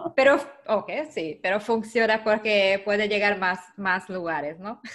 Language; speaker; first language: Spanish; non-native, learner; Hungarian